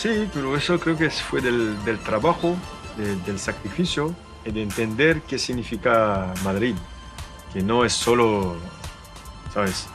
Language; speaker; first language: Spanish; non-native, learner; French